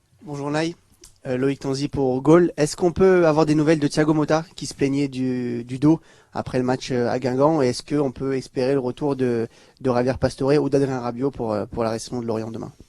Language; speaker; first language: French; native; French